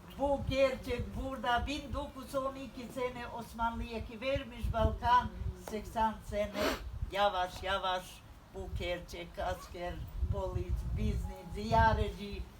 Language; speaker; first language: Turkish; non-native, local second language; Bosnian